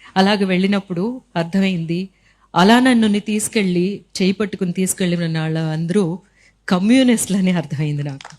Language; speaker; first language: Telugu; native; Telugu